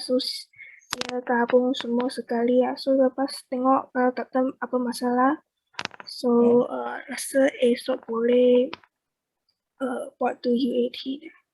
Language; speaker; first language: Malay; native; Malay